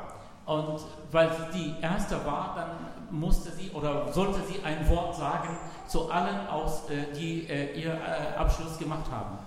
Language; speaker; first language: German; non-native, fluent; Arabic